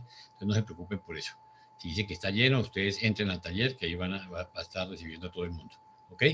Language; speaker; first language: Spanish; native; Spanish